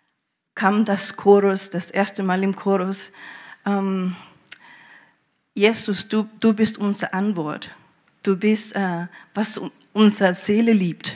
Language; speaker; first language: German; early bilingual, heritage; German